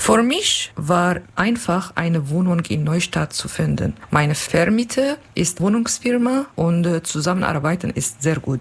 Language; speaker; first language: German; non-native, learner; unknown